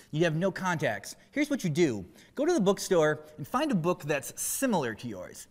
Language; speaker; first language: English; native; English